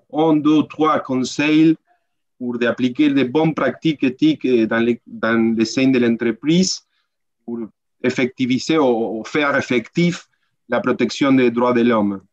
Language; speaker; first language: French; non-native, learner; Spanish